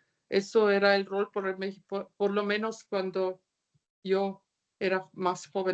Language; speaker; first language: Spanish; non-native, fluent; German